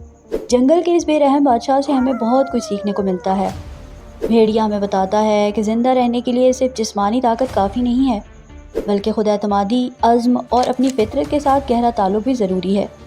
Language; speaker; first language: Urdu; native; Urdu